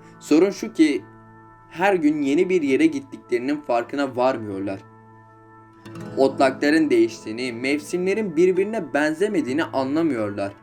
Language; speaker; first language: Turkish; native; Turkish